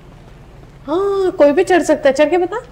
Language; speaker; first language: Hindi; native; Hindi